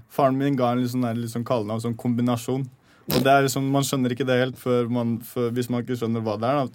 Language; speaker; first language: Norwegian; early bilingual, other home language; Chechen